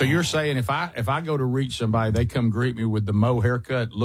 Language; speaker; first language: English; native; English